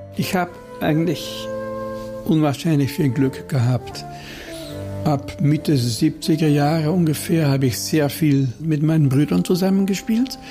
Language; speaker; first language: German; non-native, local second language; Dutch